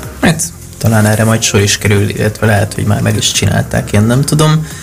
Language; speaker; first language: Hungarian; native; Hungarian